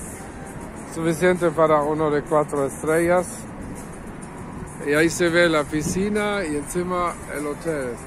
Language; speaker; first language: Spanish; non-native, fluent; German